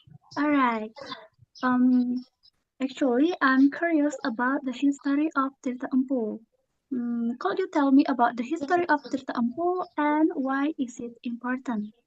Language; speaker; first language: English; non-native, learner; Indonesian